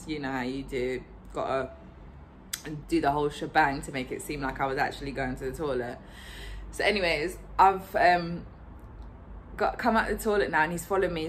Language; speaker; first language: English; native; English